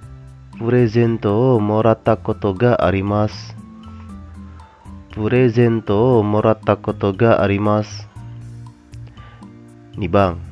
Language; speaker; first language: Japanese; non-native, fluent; Indonesian